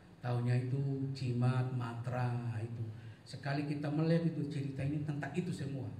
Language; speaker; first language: Indonesian; non-native, local second language; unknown